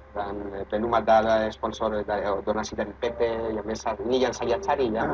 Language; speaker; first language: Indonesian; non-native, fluent; Catalan